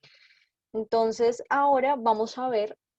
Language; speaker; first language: Spanish; native; Spanish